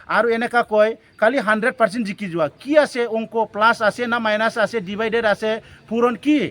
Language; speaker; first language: Assamese; non-native, local second language; Bodo